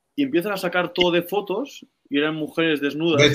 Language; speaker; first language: Spanish; native; Spanish